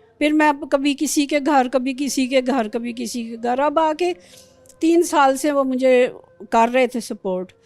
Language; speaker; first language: Urdu; non-native, local second language; Pashto